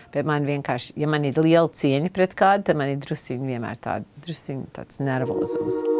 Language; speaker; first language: Latvian; early bilingual, heritage; Latvian